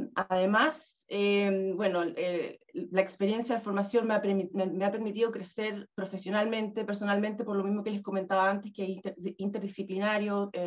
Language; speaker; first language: Spanish; native; Spanish